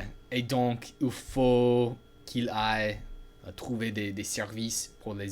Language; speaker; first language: French; non-native, learner; English